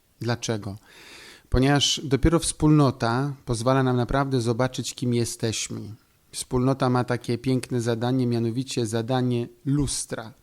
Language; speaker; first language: Polish; native; Polish